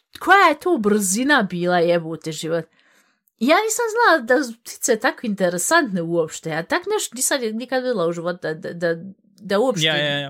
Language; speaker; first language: Bosnian; early bilingual, heritage; Bosnian